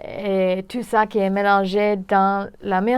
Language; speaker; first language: French; non-native, fluent; English